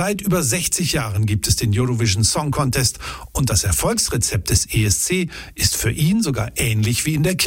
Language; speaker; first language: German; native; German